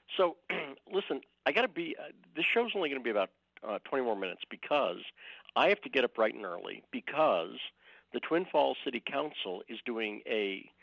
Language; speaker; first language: English; native; English